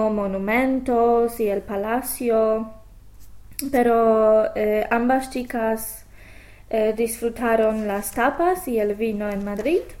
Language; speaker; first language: Spanish; non-native, fluent; English